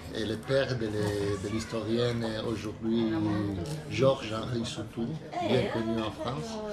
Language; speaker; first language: French; early bilingual, heritage; Italian